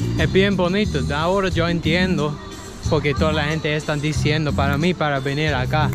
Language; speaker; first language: Spanish; non-native, learner; English